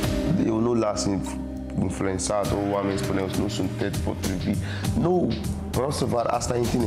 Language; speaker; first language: Romanian; non-native, learner; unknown